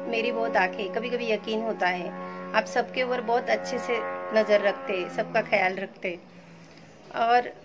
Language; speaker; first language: Hindi; non-native, local second language; Marathi